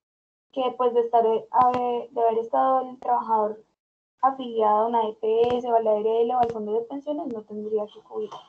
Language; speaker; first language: Spanish; native; Spanish